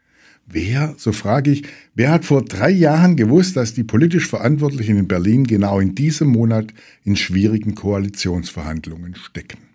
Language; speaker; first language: German; native; German